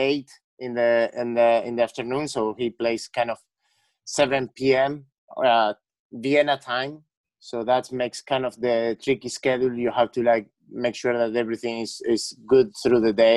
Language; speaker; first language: English; non-native, fluent; Spanish